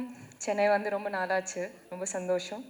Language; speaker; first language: Tamil; non-native, fluent; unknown